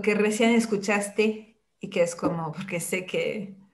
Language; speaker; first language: Spanish; non-native, fluent; French